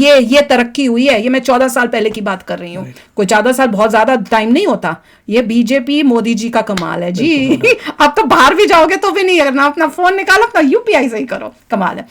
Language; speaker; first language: Hindi; non-native, fluent; English